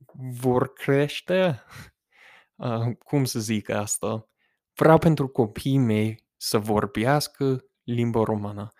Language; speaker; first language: Romanian; non-native, fluent; English